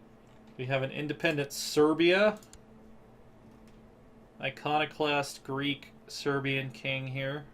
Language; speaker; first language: English; native; English